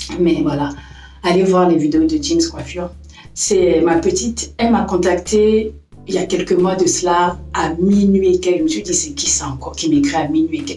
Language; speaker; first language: French; native; French